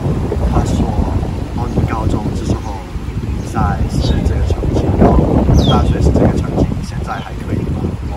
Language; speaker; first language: Chinese; non-native, fluent; English